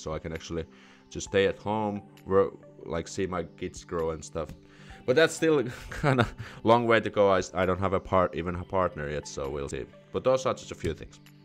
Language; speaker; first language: English; non-native, fluent; Finnish